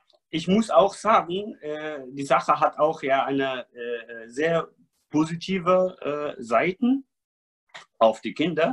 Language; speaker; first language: German; non-native, fluent; Arabic